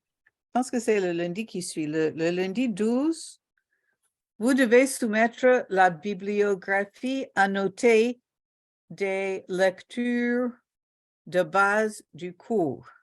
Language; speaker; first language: French; non-native, local second language; Haitian Creole